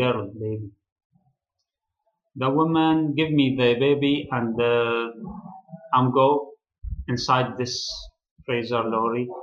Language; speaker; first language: English; non-native, learner; Arabic